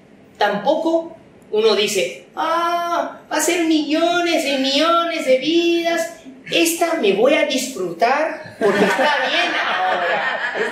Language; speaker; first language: Spanish; non-native, fluent; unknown